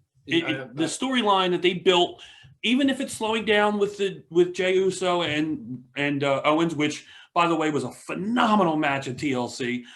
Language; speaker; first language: English; native; English